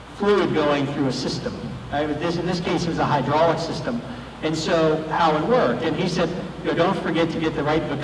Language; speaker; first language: English; native; English